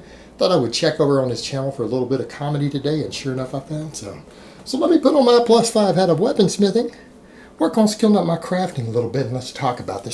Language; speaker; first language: English; native; English